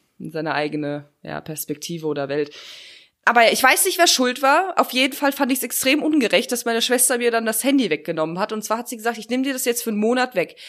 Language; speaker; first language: German; early bilingual, other home language; Russian